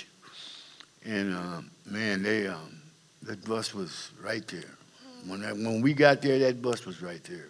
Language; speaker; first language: English; native; English